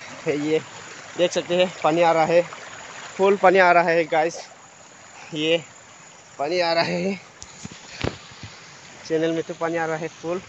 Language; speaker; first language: Hindi; non-native, local second language; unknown